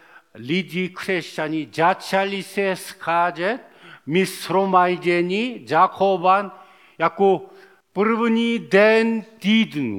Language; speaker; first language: Czech; non-native, learner; Korean